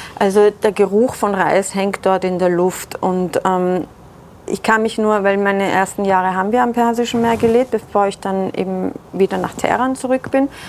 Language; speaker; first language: German; early bilingual, other home language; Persian